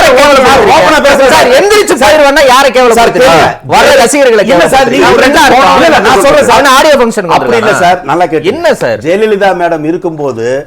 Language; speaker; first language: Tamil; native; Tamil